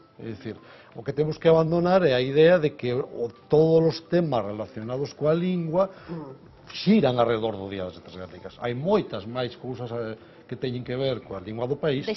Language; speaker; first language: Galician; native; Galician